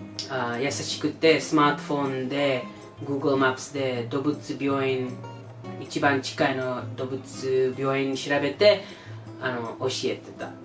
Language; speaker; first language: Japanese; non-native, learner; English